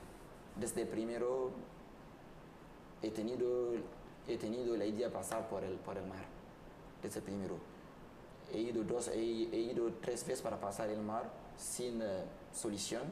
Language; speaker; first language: Spanish; non-native, learner; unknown